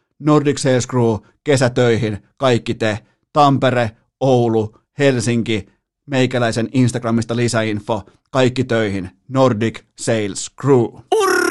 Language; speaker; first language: Finnish; native; Finnish